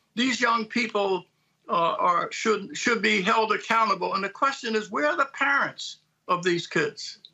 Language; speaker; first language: English; native; English